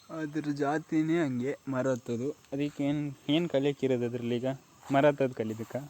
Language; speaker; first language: Kannada; native; Kannada